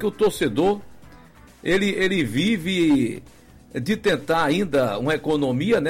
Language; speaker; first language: Portuguese; native; Portuguese